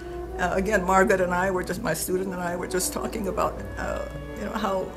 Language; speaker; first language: English; native; English